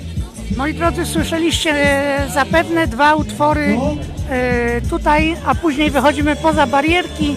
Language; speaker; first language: Polish; native; Polish